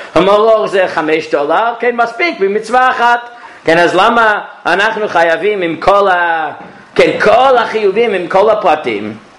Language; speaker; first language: Hebrew; non-native, fluent; English